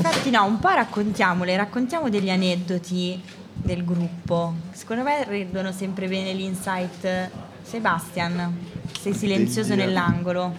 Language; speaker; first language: Italian; native; Italian